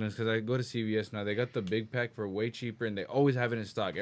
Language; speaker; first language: English; early bilingual, other home language; Spanish